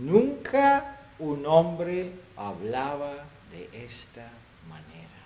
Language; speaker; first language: Spanish; non-native, fluent; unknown